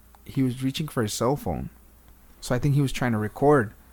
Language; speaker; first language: English; early bilingual, other home language; Spanish